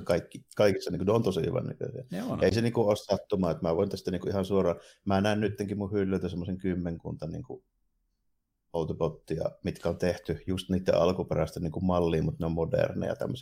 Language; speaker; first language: Finnish; native; Finnish